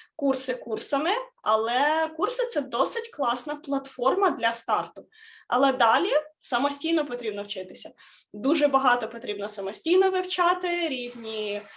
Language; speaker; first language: Ukrainian; native; Ukrainian